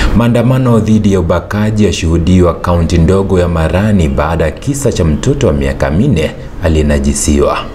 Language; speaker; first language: Swahili; non-native, local second language; Gusii